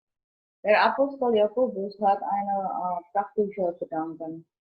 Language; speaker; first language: German; non-native, learner; Indonesian